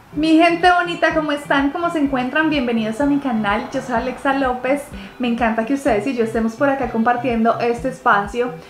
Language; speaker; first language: Spanish; native; Spanish